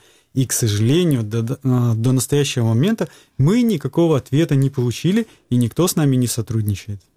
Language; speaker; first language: Russian; native; Russian